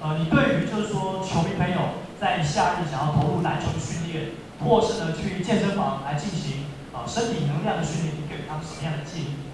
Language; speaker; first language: Chinese; native; Chinese